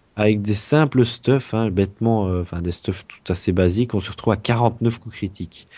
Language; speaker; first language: French; native; French